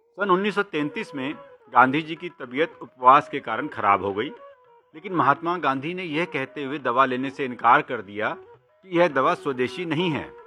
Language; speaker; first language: Hindi; native; Hindi